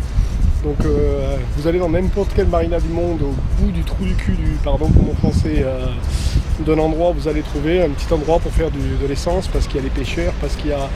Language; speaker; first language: French; native; French